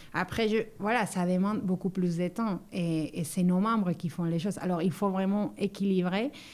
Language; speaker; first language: French; non-native, fluent; Spanish